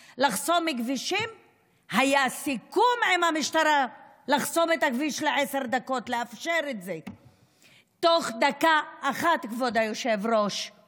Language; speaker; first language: Hebrew; non-native, local second language; Arabic